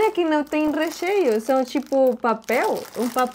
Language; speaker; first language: Portuguese; non-native, fluent; Spanish